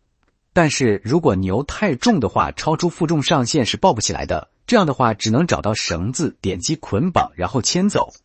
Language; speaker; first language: Chinese; native; Chinese